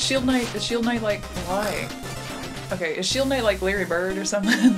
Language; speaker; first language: English; native; English